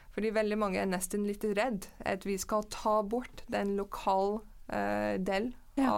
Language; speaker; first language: Norwegian; non-native, fluent; English